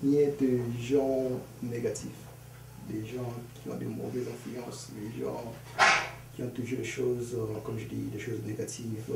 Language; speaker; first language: French; early bilingual, other home language; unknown